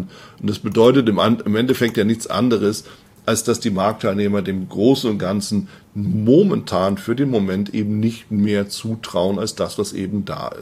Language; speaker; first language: German; native; German